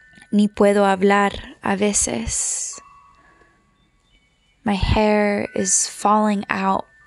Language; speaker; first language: Spanish; early bilingual, heritage; Spanish